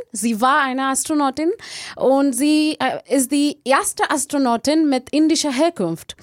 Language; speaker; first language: German; non-native, fluent; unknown